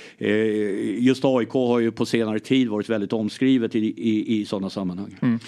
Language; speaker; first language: Swedish; early bilingual, other home language; English